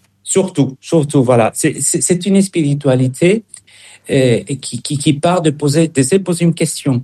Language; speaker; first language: French; non-native, fluent; Spanish